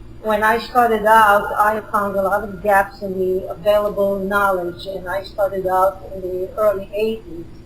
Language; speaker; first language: English; non-native, fluent; Hebrew